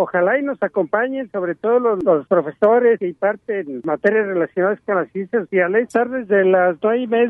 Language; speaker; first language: Spanish; native; Spanish